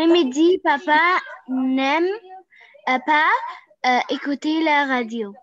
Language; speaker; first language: French; non-native, learner; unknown